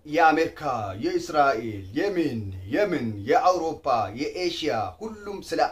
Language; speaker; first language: Amharic; non-native, local second language; Oromo